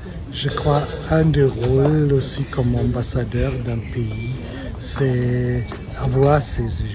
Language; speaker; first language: French; non-native, fluent; German